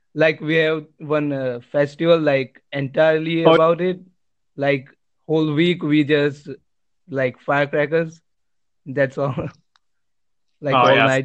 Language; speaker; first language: English; non-native, local second language; Gujarati